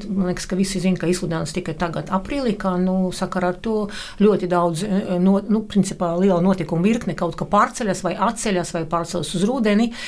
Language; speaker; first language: Latvian; non-native, local second language; Russian